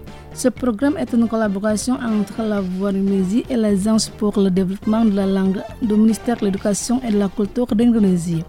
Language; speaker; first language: French; non-native, fluent; Indonesian